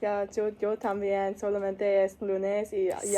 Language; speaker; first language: Spanish; non-native, learner; English